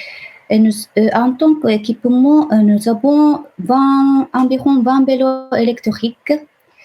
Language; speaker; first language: French; non-native, fluent; Japanese